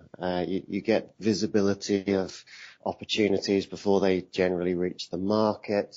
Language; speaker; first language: English; native; English